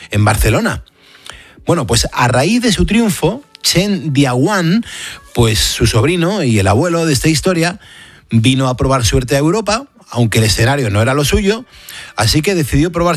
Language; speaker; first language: Spanish; native; Spanish